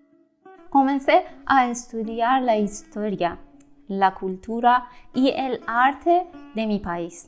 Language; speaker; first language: Spanish; non-native, fluent; Persian